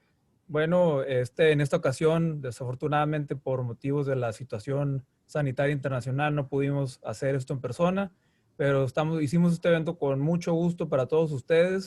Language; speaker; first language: Spanish; native; Spanish